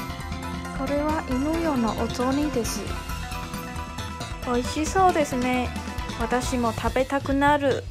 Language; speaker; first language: Japanese; non-native, fluent; Chinese